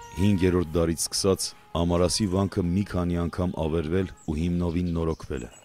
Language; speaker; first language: Armenian; native; Armenian